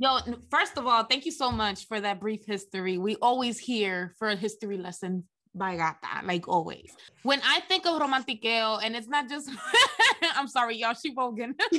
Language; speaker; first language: English; early bilingual, other home language; Spanish